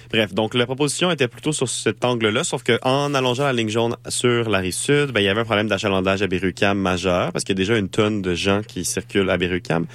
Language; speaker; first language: French; native; French